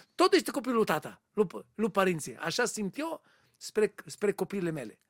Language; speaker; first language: Romanian; non-native, learner; Hebrew